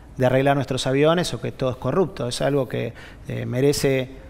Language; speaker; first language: Spanish; native; Spanish